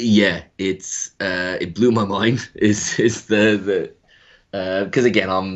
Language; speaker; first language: English; native; English